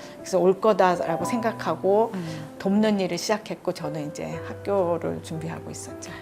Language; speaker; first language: Korean; native; Korean